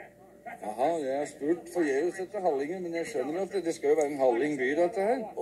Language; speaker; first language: Norwegian; native; Norwegian